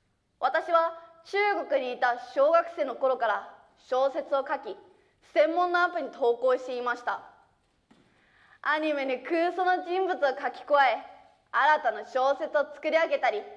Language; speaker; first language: Japanese; early bilingual, other home language; Chinese